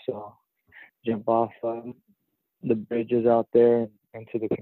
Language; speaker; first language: English; native; English